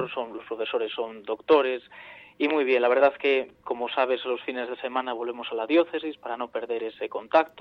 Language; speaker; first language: Spanish; native; Spanish